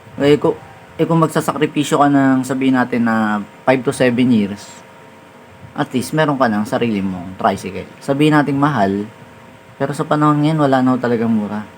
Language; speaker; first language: Filipino; native; Filipino